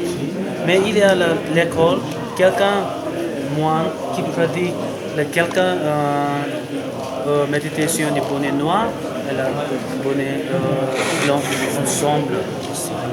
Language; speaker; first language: French; non-native, learner; Tibetan